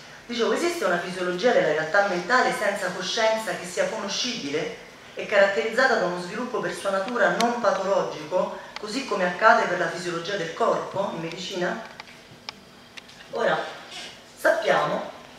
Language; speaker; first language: Italian; native; Italian